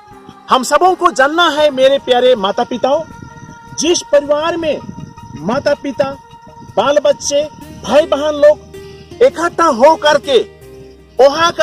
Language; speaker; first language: Hindi; non-native, local second language; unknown